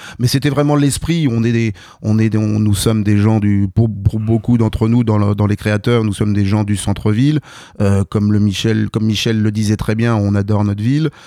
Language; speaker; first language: French; native; French